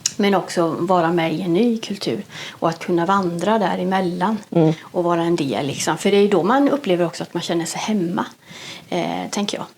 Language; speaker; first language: Swedish; native; Swedish